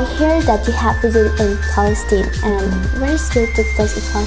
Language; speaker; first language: English; non-native, learner; Indonesian